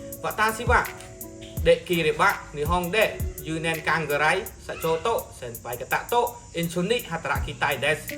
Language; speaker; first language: Japanese; non-native, learner; Khmer